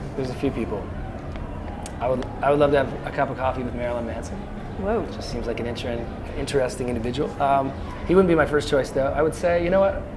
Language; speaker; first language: English; native; English